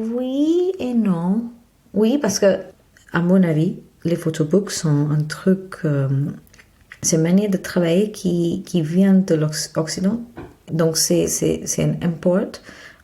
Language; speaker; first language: French; non-native, fluent; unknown